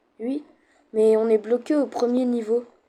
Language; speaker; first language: French; native; French